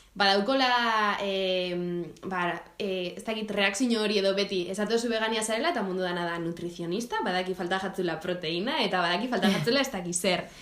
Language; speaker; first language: Basque; native; Basque